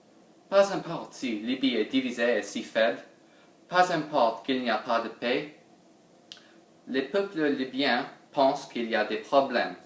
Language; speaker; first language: French; non-native, learner; English